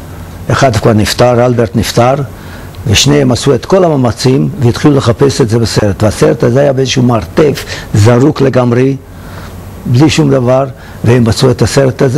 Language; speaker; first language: Hebrew; non-native, fluent; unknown